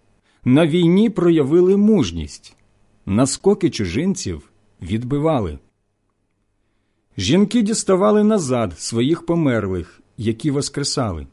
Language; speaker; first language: Ukrainian; native; Ukrainian